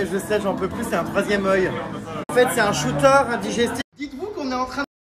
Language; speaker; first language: French; native; French